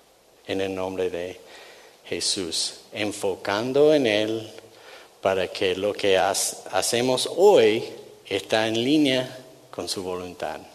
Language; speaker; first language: Spanish; non-native, fluent; English